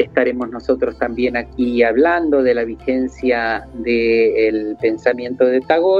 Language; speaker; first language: Spanish; native; Spanish